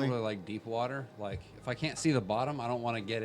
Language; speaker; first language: English; native; English